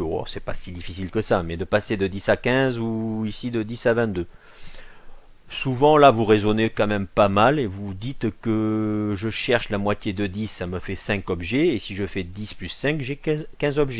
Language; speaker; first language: French; native; French